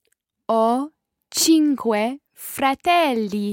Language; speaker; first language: Italian; non-native, learner; English